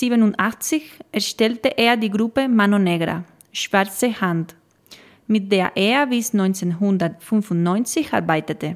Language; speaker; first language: German; non-native, fluent; Spanish